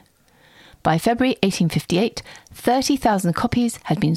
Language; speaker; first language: English; native; English